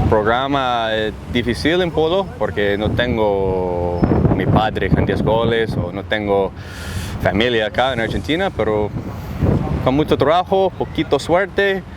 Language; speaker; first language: Spanish; non-native, learner; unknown